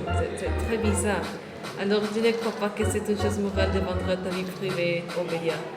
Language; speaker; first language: French; non-native, learner; Spanish